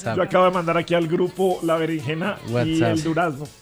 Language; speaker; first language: Spanish; native; Spanish